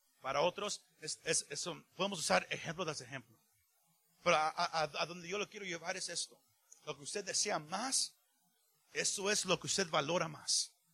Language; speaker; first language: Spanish; early bilingual, heritage; Spanish